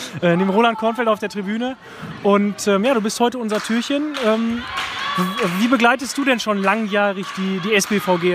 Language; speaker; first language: German; native; German